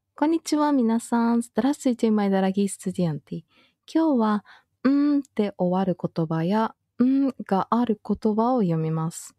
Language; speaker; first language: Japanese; native; Japanese